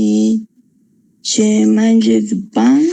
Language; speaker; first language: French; non-native, learner; Spanish